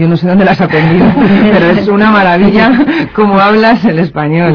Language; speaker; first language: Spanish; native; Spanish